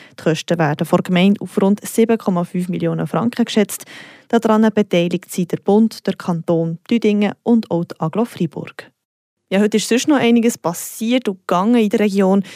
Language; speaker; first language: German; native; German